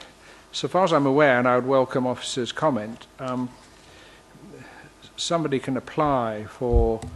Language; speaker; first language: English; native; English